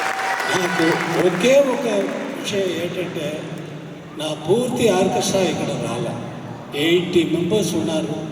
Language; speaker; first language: Telugu; non-native, fluent; Tamil